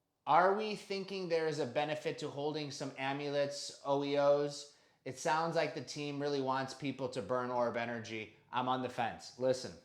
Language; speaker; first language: English; native; English